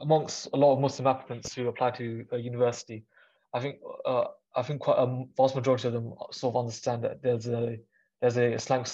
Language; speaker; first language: English; native; English